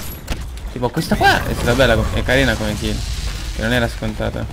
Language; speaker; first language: Italian; native; Italian